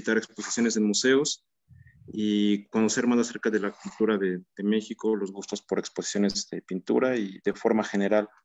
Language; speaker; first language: Spanish; native; Spanish